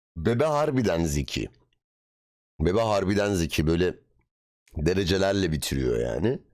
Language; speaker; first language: Turkish; native; Turkish